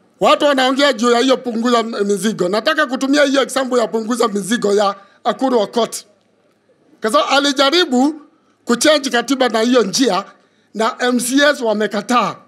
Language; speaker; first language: Swahili; non-native, local second language; Kamba